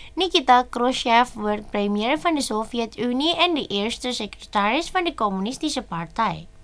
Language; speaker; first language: Dutch; non-native, learner; Indonesian